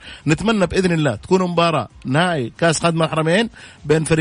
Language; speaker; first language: Arabic; native; Arabic